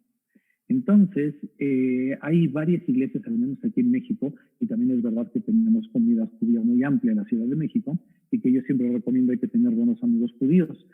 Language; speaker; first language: Spanish; native; Spanish